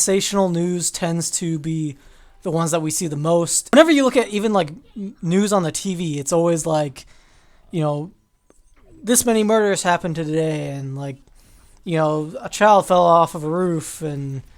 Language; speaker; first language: English; native; English